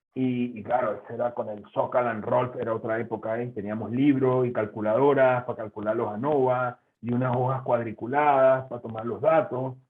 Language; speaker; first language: Spanish; native; Spanish